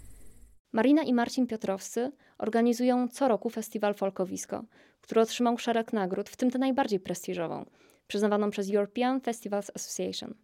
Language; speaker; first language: Polish; native; Polish